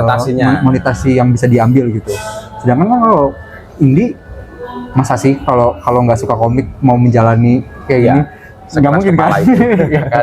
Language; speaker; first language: Indonesian; native; Indonesian